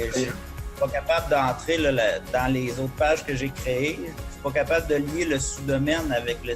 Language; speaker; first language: French; native; French